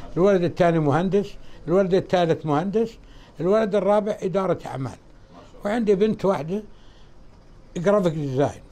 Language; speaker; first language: Arabic; native; Arabic